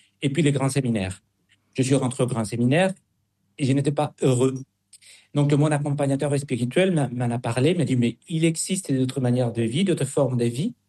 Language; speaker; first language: French; non-native, fluent; Spanish